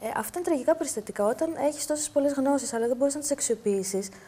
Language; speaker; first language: Greek; native; Greek